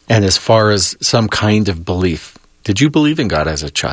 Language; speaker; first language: English; native; English